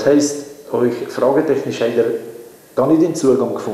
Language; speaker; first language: German; native; German